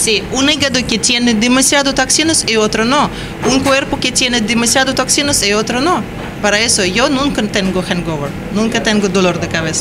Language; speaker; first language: Spanish; non-native, learner; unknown